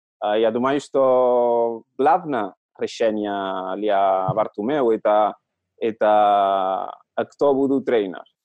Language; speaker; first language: Russian; non-native, learner; Catalan